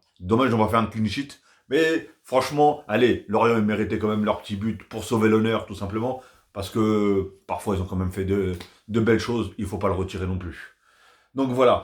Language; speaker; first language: French; native; French